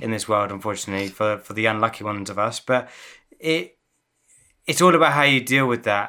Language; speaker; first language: English; native; English